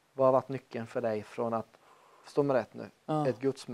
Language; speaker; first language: Swedish; native; Swedish